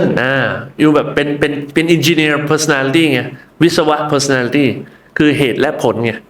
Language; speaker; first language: Thai; native; Thai